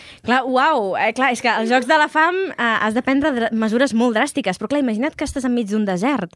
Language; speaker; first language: Catalan; native; Catalan